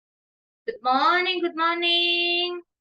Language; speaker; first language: English; non-native, fluent; Indonesian